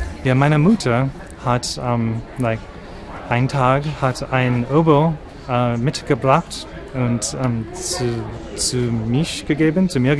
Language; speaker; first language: German; non-native, learner; English